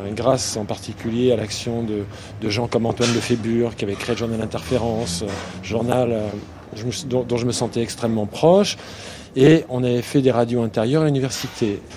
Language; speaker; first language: French; native; French